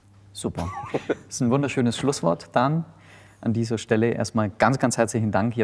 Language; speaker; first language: German; native; German